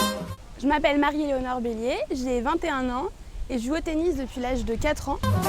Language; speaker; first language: French; native; French